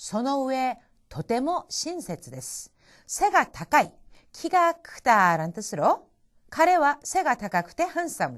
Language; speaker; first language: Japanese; non-native, fluent; Korean